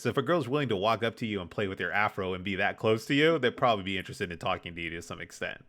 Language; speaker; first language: English; native; English